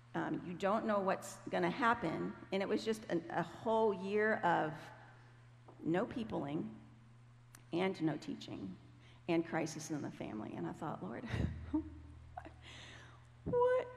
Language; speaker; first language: English; native; English